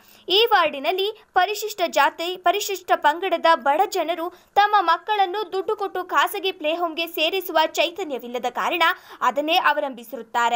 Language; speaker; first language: Kannada; native; Kannada